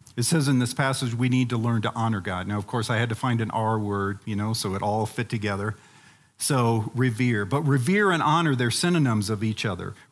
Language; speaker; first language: English; native; English